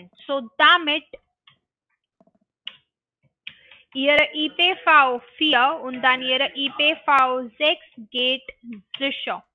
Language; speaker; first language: German; non-native, learner; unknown